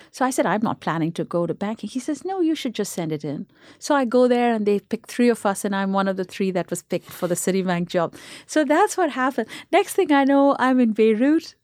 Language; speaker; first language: English; non-native, local second language; Tamil